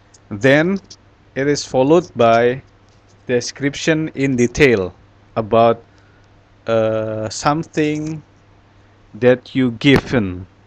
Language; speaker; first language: English; non-native, fluent; Indonesian